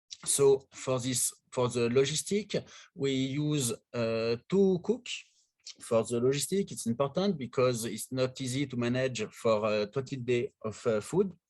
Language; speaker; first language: English; non-native, learner; French